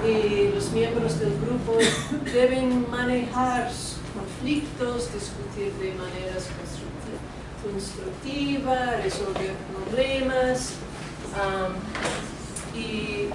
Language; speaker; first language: Spanish; non-native, fluent; English